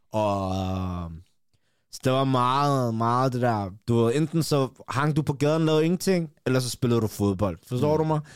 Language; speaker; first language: Danish; early bilingual, other home language; Kurdish